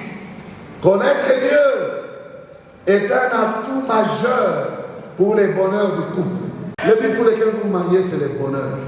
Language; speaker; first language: French; non-native, local second language; Swahili